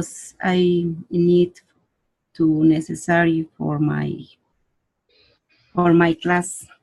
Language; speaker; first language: English; non-native, learner; Spanish